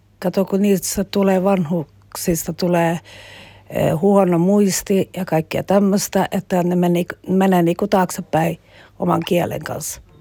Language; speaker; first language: Finnish; early bilingual, heritage; Finnish